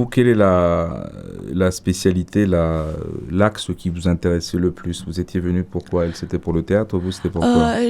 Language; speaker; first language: French; native; French